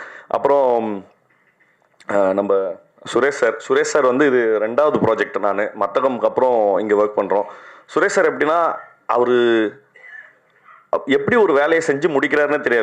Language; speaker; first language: Tamil; native; Tamil